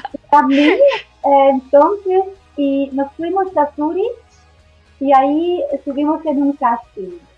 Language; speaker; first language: Spanish; non-native, fluent; Swiss German